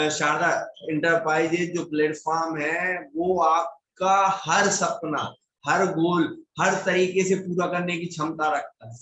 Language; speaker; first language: Hindi; native; Hindi